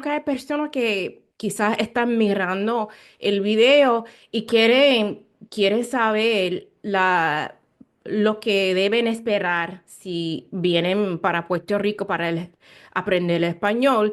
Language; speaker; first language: Spanish; non-native, learner; English